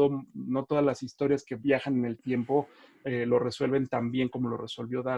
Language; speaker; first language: Spanish; native; Spanish